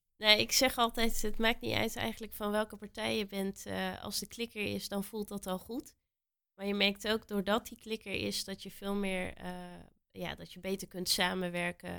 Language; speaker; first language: Dutch; native; Dutch